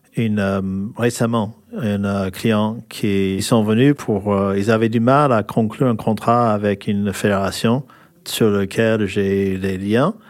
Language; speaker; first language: French; non-native, fluent; English